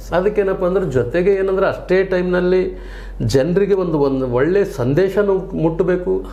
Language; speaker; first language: Kannada; native; Kannada